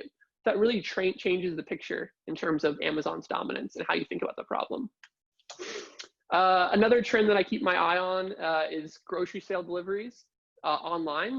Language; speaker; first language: English; native; English